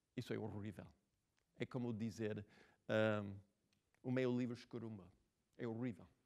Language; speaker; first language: Portuguese; non-native, fluent; English